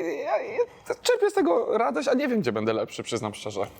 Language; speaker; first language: Polish; native; Polish